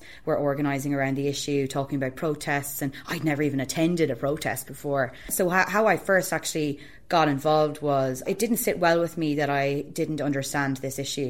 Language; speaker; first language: English; native; English